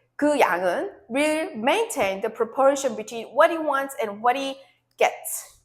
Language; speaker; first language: English; non-native, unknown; Korean